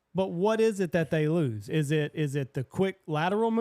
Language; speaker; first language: English; native; English